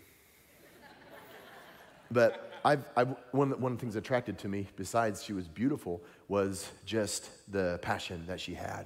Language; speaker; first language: English; native; English